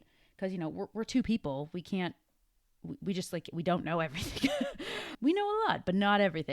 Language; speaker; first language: English; native; English